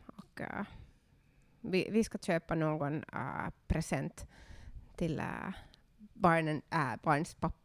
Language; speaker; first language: Swedish; non-native, local second language; Finnish